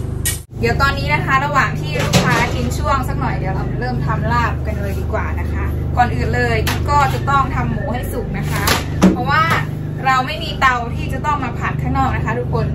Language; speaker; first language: Thai; native; Thai